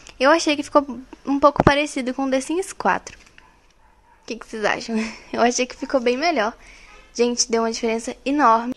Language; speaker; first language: Portuguese; native; Portuguese